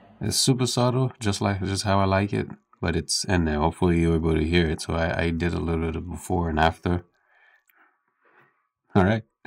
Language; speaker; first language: English; native; English